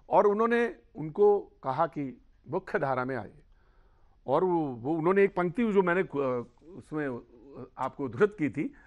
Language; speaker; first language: Hindi; native; Hindi